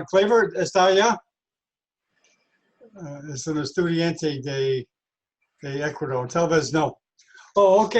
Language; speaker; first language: Spanish; non-native, learner; English